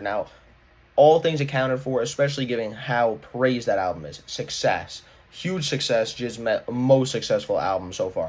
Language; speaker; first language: English; native; English